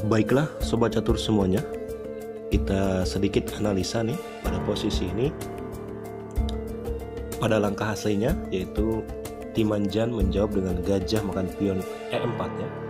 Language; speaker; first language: Indonesian; native; Indonesian